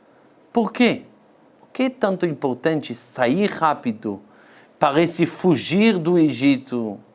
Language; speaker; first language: Portuguese; non-native, fluent; Hebrew